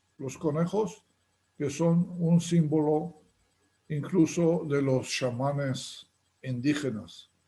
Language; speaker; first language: Spanish; non-native, fluent; Hebrew